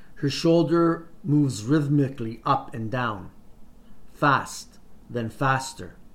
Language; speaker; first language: English; early bilingual, other home language; Italian